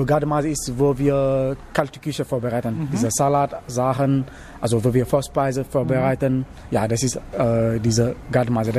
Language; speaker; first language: German; non-native, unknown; Wolof